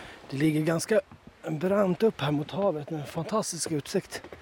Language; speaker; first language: Swedish; native; Swedish